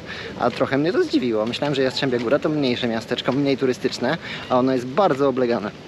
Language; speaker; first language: Polish; native; Polish